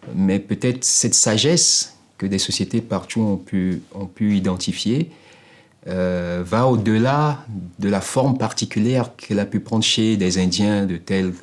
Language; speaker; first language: French; non-native, local second language; Ewe